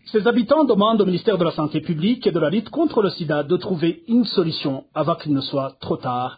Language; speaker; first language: French; non-native, local second language; Rundi